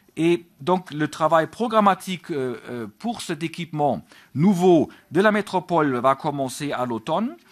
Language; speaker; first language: French; non-native, fluent; German